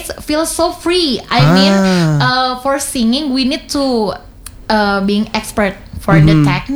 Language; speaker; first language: English; non-native, learner; Indonesian